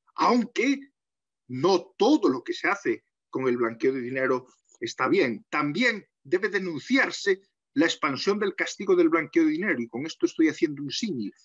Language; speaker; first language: Spanish; native; Spanish